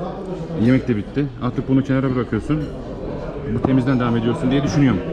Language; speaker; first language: Turkish; native; Turkish